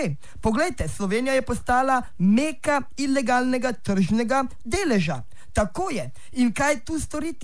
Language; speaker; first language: Slovenian; native; Slovenian